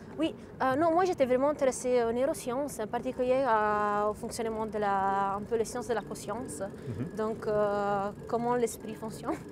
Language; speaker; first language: French; non-native, fluent; Italian